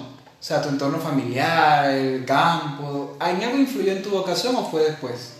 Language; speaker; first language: Spanish; native; Spanish